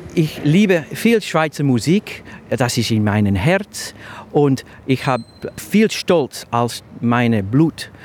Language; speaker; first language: German; non-native, learner; English